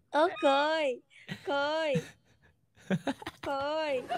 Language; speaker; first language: Vietnamese; non-native, learner; Indonesian